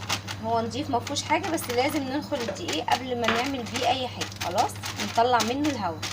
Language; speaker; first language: Arabic; native; Arabic